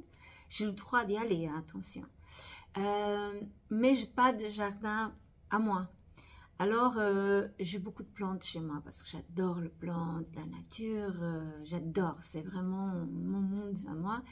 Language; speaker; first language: French; non-native, fluent; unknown